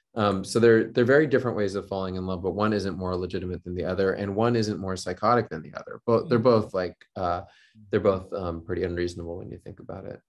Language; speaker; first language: English; early bilingual, other home language; Hindi